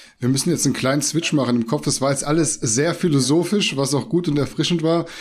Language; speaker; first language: German; native; German